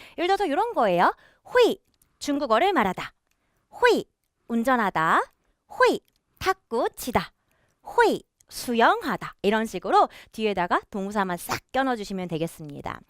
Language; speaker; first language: Korean; native; Korean